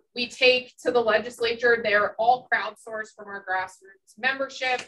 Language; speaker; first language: English; native; English